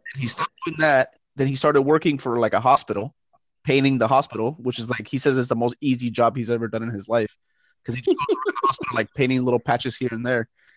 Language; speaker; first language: English; early bilingual, other home language; Spanish